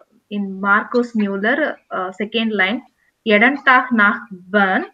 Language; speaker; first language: German; non-native, learner; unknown